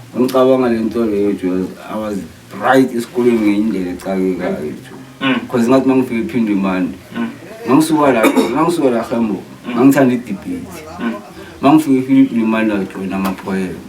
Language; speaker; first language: Zulu; non-native, local second language; South Ndebele